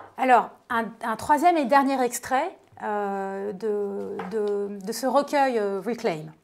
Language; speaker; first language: French; native; French